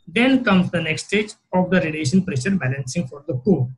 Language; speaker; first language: English; non-native, local second language; Marathi